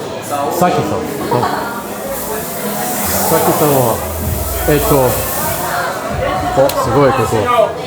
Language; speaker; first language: Japanese; non-native, learner; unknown